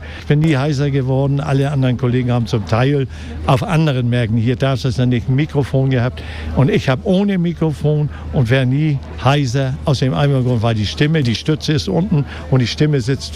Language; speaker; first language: German; native; German